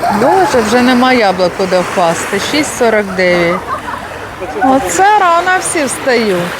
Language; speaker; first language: Ukrainian; native; Ukrainian